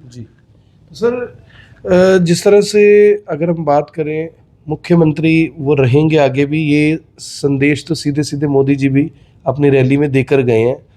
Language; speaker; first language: Hindi; native; Hindi